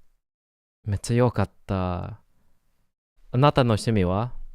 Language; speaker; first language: Japanese; non-native, learner; English